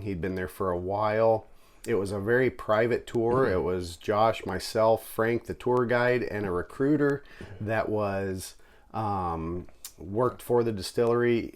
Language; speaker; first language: English; native; English